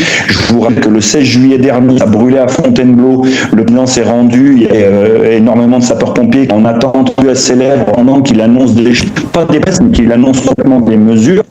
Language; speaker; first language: French; native; French